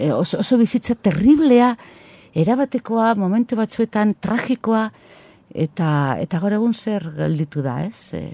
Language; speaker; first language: Basque; non-native, local second language; Spanish